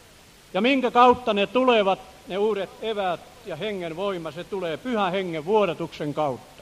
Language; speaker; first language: Finnish; native; Finnish